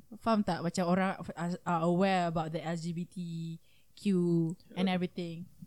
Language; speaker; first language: English; non-native, local second language; Malay